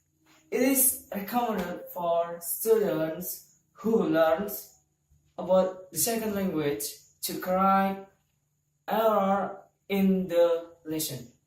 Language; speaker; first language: English; non-native, learner; Indonesian